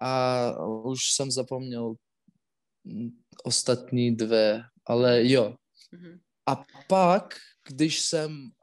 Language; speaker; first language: Czech; non-native, learner; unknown